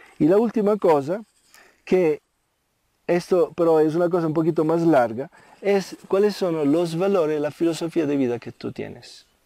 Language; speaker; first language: Spanish; non-native, fluent; Italian